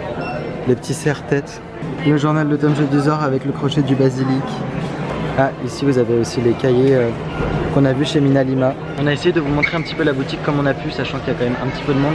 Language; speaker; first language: French; native; French